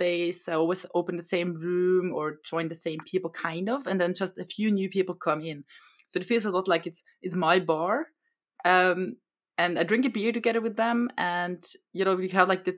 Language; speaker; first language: English; non-native, fluent; German